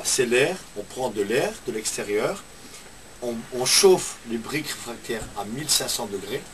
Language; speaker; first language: French; native; French